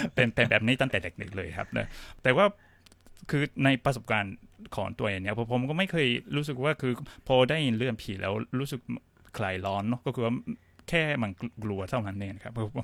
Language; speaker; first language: Thai; non-native, fluent; Japanese